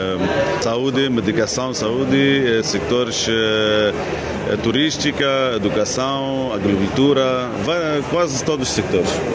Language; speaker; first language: Portuguese; non-native, fluent; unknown